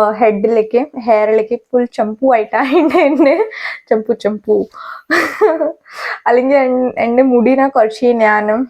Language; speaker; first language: Malayalam; non-native, local second language; Hindi